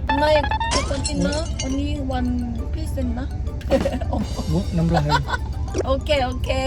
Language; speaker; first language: Thai; non-native, learner; Korean